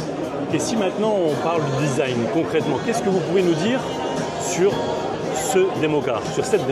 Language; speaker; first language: French; native; French